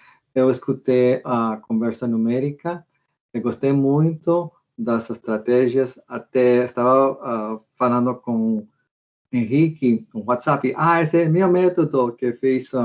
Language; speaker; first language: Portuguese; non-native, fluent; Spanish